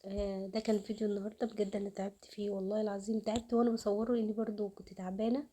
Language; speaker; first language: Arabic; native; Arabic